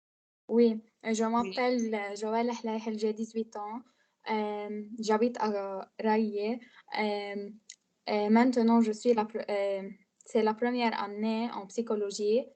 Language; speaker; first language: French; non-native, learner; Arabic